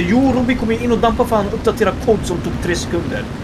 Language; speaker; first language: Swedish; native; Swedish